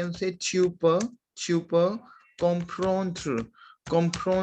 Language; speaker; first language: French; non-native, learner; Hindi